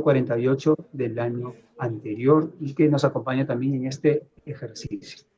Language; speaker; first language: Spanish; native; Spanish